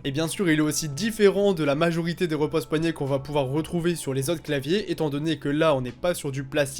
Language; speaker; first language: French; native; French